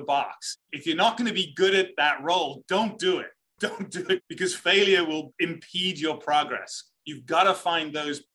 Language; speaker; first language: English; native; English